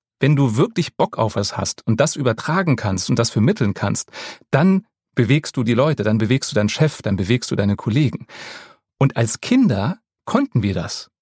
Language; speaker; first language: German; native; German